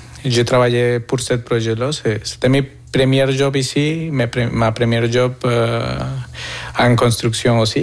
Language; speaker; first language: French; non-native, fluent; Spanish